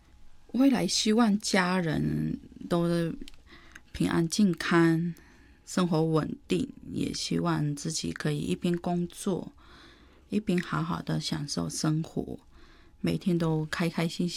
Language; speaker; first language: Chinese; non-native, fluent; Thai